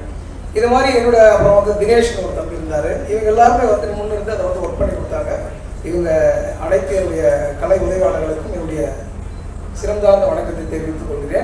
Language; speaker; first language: Tamil; native; Tamil